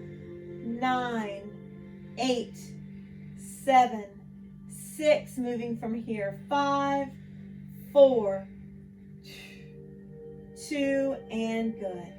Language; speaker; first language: English; native; English